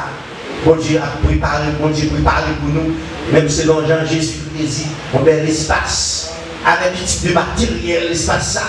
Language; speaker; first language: French; non-native, learner; Haitian Creole